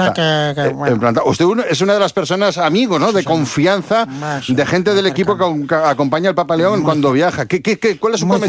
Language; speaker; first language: Spanish; native; Spanish